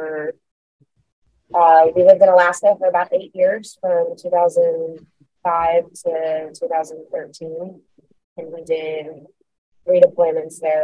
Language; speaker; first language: English; native; English